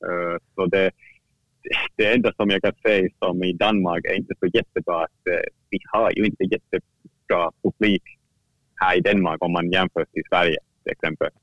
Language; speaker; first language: Swedish; non-native, fluent; Finnish